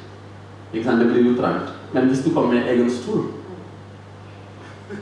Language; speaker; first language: Norwegian; non-native, fluent; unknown